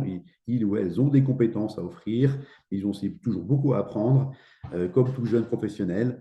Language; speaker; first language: French; native; French